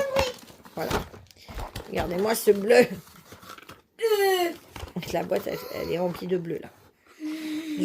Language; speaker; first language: French; native; French